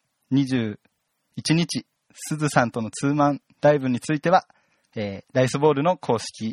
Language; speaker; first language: Japanese; native; Japanese